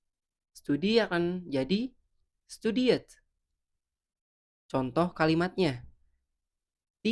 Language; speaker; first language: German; non-native, fluent; Indonesian